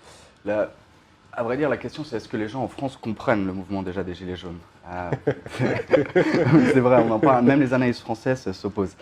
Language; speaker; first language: French; native; French